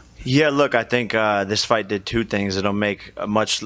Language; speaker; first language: English; native; English